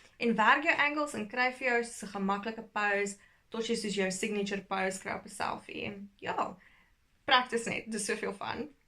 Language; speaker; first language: Afrikaans; early bilingual, heritage; Afrikaans